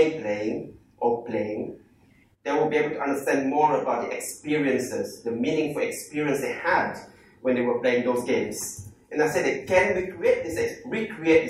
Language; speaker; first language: English; non-native, local second language; Malay